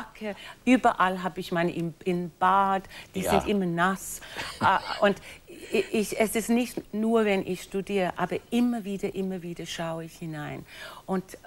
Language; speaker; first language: German; non-native, fluent; English